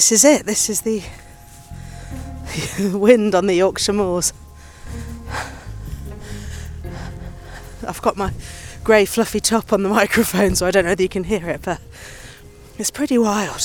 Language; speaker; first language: English; native; English